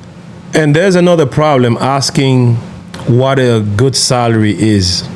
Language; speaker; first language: English; native; English